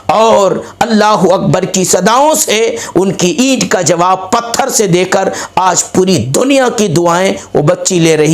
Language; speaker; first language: Urdu; native; Urdu